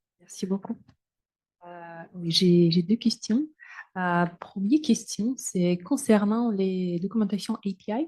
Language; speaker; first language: French; non-native, fluent; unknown